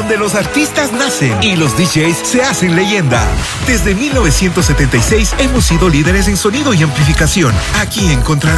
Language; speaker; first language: Spanish; native; Spanish